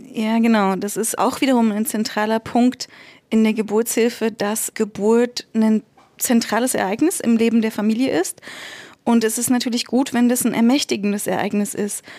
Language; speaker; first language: German; native; German